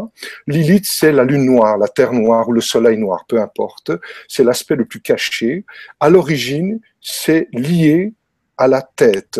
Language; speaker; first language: French; native; French